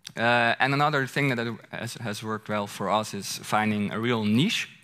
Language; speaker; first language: English; non-native, fluent; Dutch